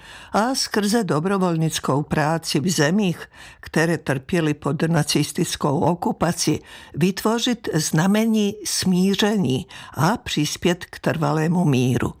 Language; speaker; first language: Czech; non-native, fluent; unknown